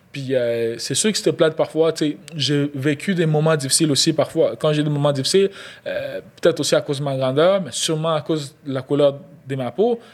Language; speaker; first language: French; non-native, local second language; Lingala